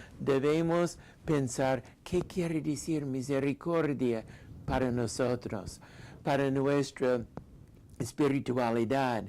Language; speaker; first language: Spanish; non-native, fluent; English